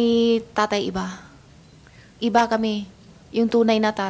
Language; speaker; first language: Filipino; non-native, learner; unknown